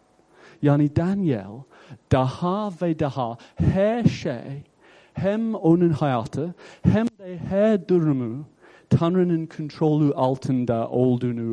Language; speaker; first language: Turkish; non-native, fluent; English